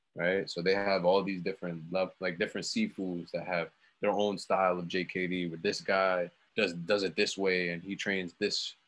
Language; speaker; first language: English; native; English